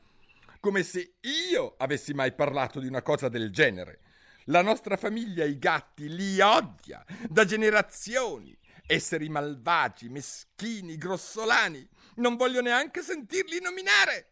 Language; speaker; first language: Italian; native; Italian